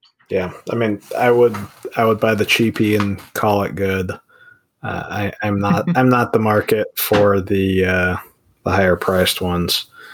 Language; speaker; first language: English; native; English